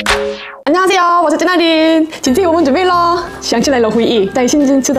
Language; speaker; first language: Chinese; non-native, learner; Korean